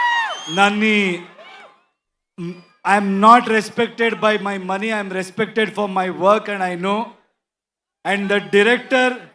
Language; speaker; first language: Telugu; non-native, local second language; Kannada